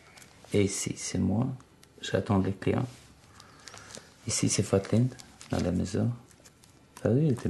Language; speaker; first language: French; non-native, learner; Albanian